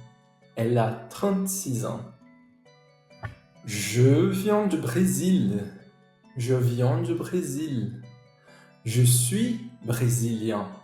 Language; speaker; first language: French; non-native, fluent; Portuguese